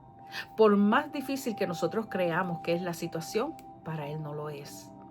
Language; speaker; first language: Spanish; native; Spanish